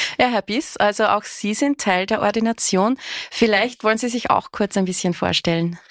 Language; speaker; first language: German; native; German